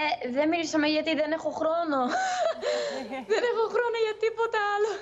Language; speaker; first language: Greek; early bilingual, heritage; Greek